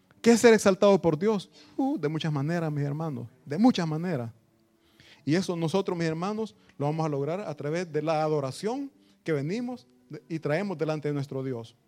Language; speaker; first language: Spanish; native; Spanish